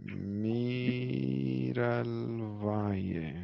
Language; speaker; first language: Spanish; early bilingual, heritage; Spanish